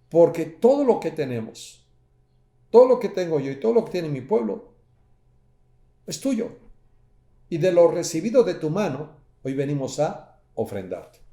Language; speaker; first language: Spanish; native; Spanish